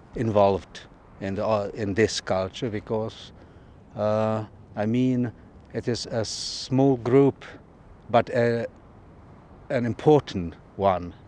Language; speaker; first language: English; non-native, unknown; Czech